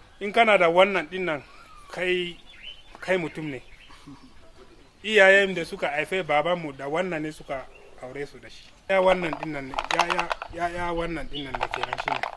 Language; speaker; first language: Hausa; non-native, local second language; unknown